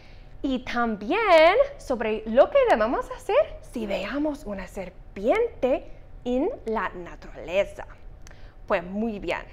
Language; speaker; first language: Spanish; non-native, fluent; English